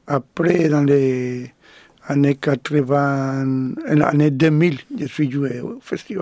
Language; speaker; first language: French; non-native, fluent; Spanish